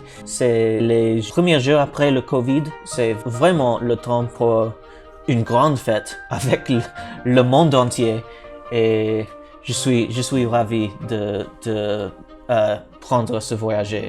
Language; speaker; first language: French; non-native, learner; English